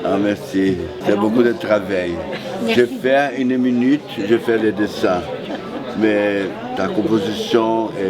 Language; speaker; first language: French; non-native, learner; Portuguese